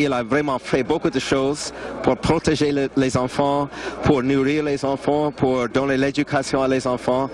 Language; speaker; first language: French; non-native, fluent; English